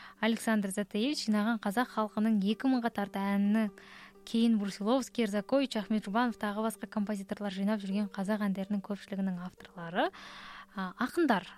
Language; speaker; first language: Kazakh; native; Kazakh